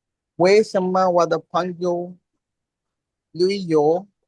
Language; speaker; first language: Chinese; non-native, learner; Urdu